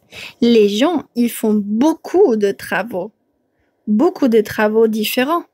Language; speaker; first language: French; non-native, fluent; English